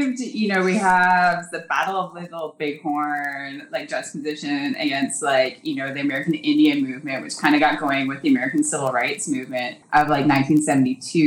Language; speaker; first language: English; native; English